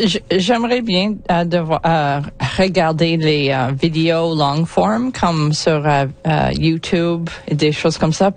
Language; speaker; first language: French; non-native, learner; English